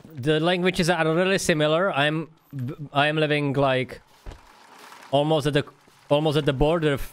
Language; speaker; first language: English; non-native, learner; Czech